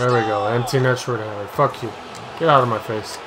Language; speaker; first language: English; native; English